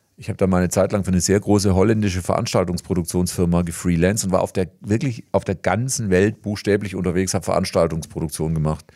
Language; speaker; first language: German; native; German